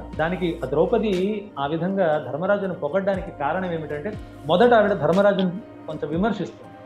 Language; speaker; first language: Telugu; non-native, local second language; Kannada